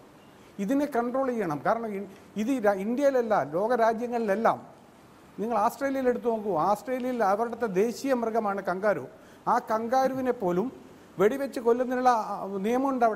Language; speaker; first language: Malayalam; native; Malayalam